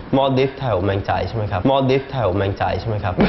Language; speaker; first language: Thai; non-native, fluent; Swedish